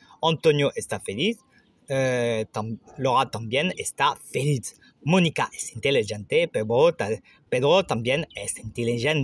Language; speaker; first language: Spanish; non-native, learner; French